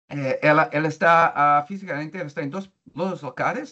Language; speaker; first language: Spanish; non-native, learner; Portuguese